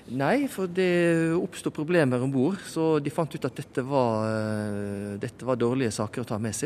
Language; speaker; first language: Norwegian; native; Norwegian